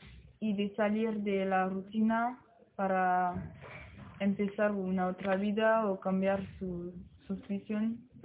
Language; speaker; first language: Spanish; non-native, learner; French